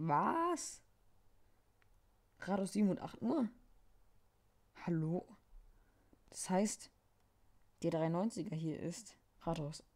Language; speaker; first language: German; native; German